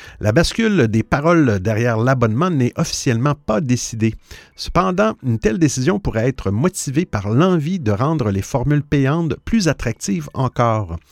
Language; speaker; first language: French; native; French